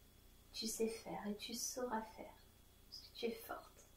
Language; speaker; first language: French; native; French